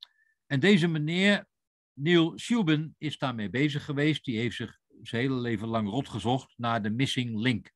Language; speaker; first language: Dutch; native; Dutch